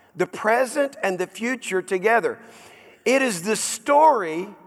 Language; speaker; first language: English; native; English